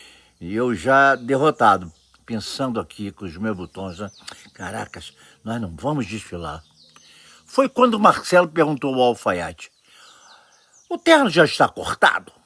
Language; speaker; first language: Portuguese; native; Portuguese